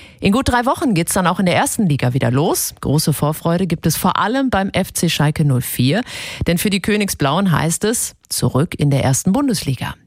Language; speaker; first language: German; native; German